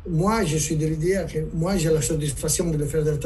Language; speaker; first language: French; non-native, learner; Italian